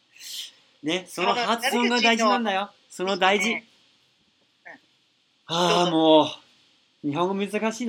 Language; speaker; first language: Japanese; non-native, learner; English